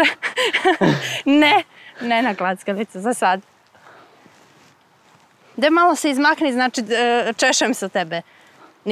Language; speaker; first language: Serbian; native; Serbian